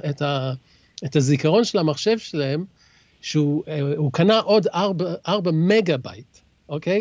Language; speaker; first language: Hebrew; early bilingual, other home language; English